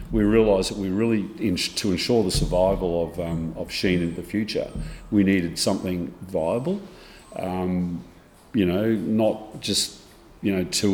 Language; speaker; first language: English; native; English